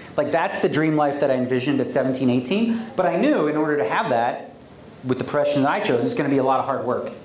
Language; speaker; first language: English; native; English